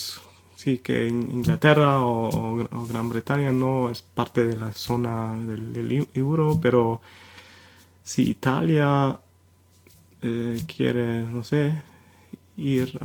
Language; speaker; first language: Spanish; non-native, fluent; German